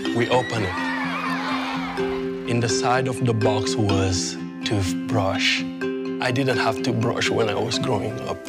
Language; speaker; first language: English; early bilingual, other home language; Wolof